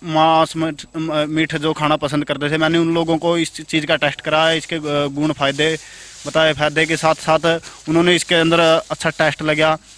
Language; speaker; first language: Hindi; native; Hindi